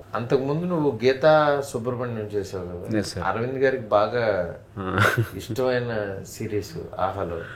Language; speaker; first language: Telugu; native; Telugu